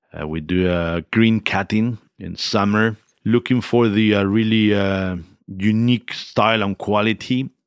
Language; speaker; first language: English; non-native, fluent; Spanish